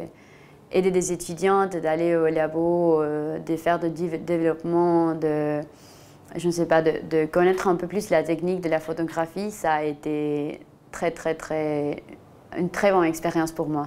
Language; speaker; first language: French; non-native, fluent; Spanish